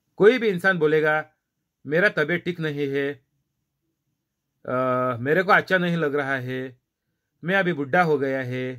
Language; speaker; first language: Hindi; non-native, local second language; Marathi